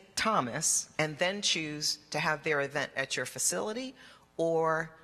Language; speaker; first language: English; native; English